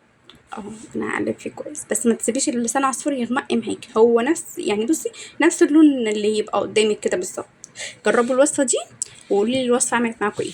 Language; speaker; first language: Arabic; native; Arabic